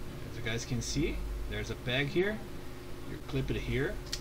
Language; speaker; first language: English; non-native, fluent; Portuguese